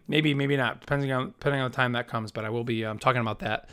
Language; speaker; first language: English; native; English